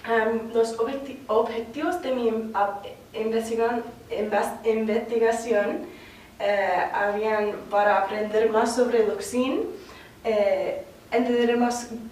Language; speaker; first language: Spanish; non-native, learner; English